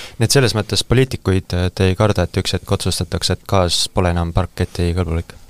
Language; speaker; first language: Estonian; native; Estonian